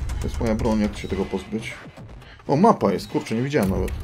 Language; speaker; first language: Polish; native; Polish